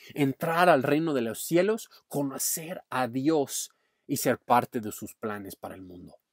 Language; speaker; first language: Spanish; non-native, fluent; English